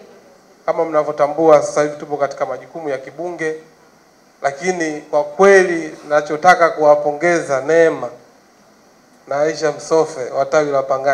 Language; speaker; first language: Swahili; native; Swahili